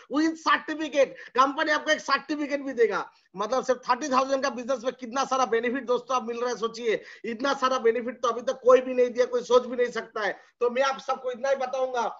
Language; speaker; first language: Hindi; non-native, local second language; Bangla